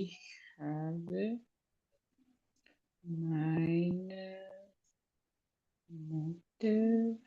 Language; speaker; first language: German; non-native, learner; Portuguese